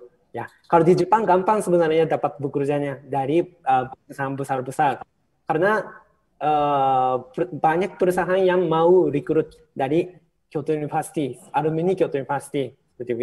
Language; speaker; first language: Indonesian; non-native, fluent; Japanese